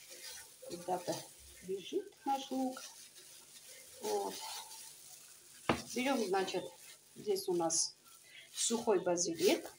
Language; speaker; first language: Russian; non-native, learner; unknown